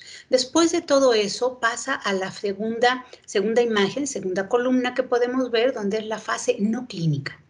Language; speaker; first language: Spanish; native; Spanish